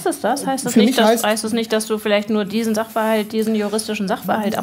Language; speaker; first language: German; native; German